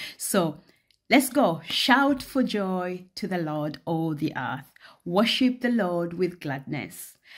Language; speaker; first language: English; non-native, local second language; Ganda